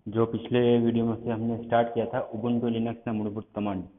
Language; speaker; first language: Hindi; non-native, local second language; Gujarati